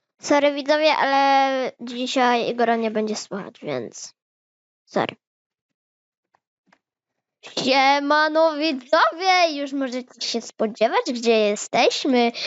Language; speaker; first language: Polish; native; Polish